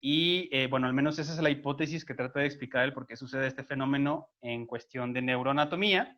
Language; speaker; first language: Spanish; native; Spanish